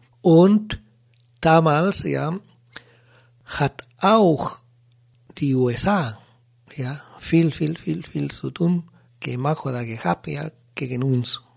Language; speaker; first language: German; non-native, learner; Spanish